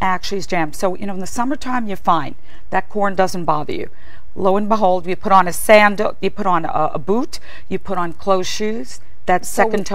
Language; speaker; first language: English; native; English